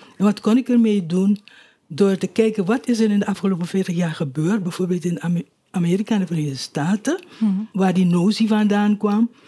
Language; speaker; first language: Dutch; native; Dutch